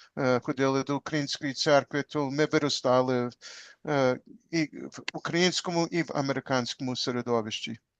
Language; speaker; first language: Ukrainian; early bilingual, heritage; Ukrainian